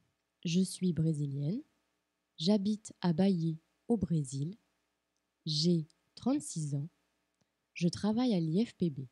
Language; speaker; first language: French; non-native, fluent; Portuguese